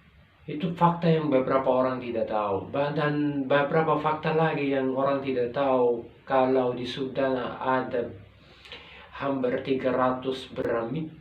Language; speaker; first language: Indonesian; non-native, local second language; Arabic